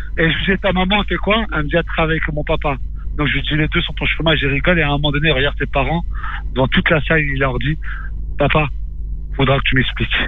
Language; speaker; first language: French; native; French